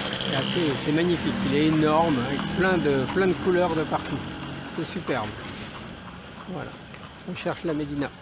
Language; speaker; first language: French; native; French